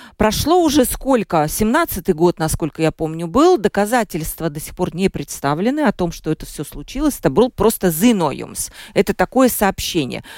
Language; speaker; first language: Russian; native; Russian